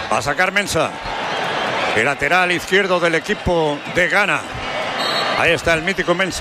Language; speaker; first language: Spanish; native; Spanish